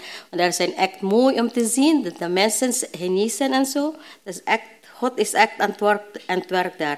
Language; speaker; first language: Dutch; non-native, learner; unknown